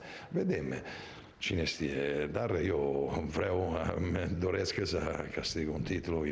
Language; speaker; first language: Romanian; non-native, fluent; Italian